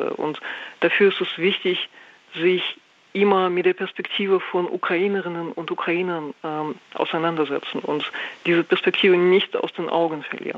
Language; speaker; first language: German; non-native, fluent; Russian